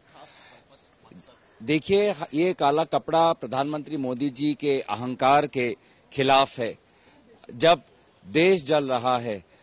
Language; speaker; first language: Hindi; non-native, local second language; Assamese